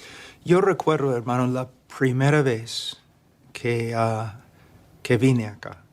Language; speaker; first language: Spanish; non-native, fluent; English